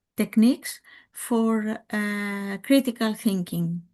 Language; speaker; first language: English; non-native, fluent; Greek